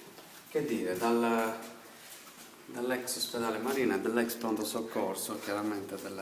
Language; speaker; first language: Italian; native; Italian